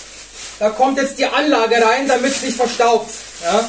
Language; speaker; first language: German; native; German